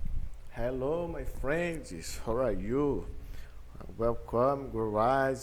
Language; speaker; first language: English; non-native, learner; Portuguese